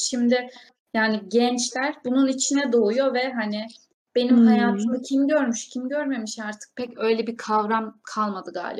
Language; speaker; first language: Turkish; native; Turkish